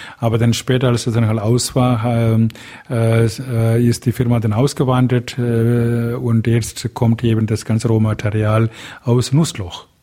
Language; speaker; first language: German; non-native, fluent; Tamil